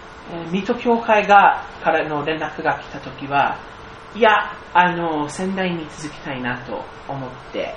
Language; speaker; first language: Japanese; non-native, fluent; English